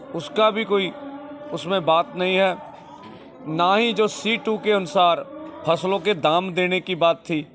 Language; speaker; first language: Hindi; non-native, local second language; Punjabi